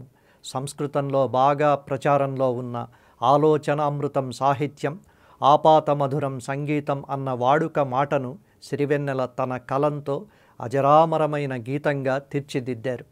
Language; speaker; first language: Telugu; native; Telugu